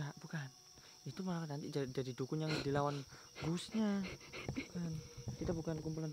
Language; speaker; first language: Indonesian; native; Indonesian